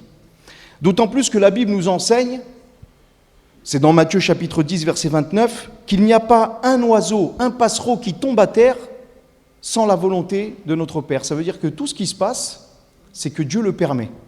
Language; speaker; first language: French; native; French